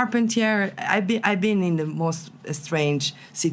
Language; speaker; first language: English; non-native, fluent; Italian